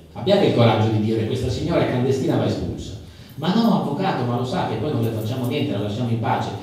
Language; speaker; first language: Italian; native; Italian